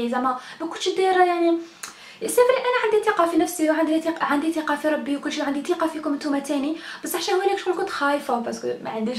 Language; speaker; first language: Arabic; native; Arabic